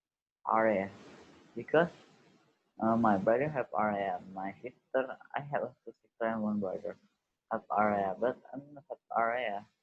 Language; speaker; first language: English; non-native, learner; Indonesian